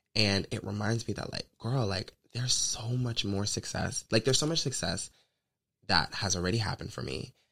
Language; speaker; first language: English; native; English